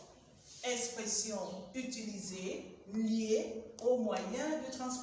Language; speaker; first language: French; non-native, fluent; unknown